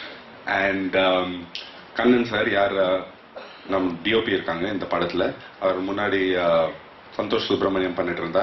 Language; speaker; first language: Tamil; non-native, local second language; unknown